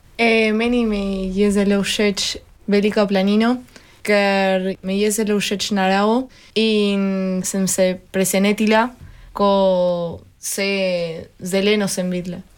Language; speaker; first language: Slovenian; early bilingual, heritage; Spanish